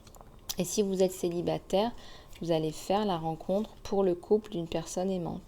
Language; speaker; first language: French; native; French